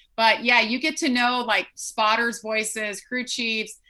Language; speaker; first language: English; native; English